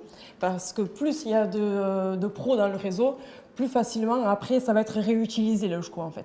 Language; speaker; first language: French; native; French